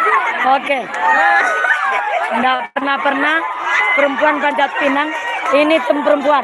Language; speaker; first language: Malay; non-native, local second language; Minangkabau